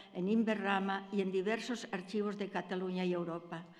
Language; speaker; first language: Spanish; native; Spanish